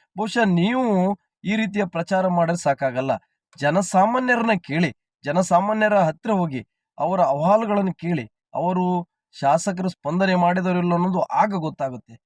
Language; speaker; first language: Kannada; native; Kannada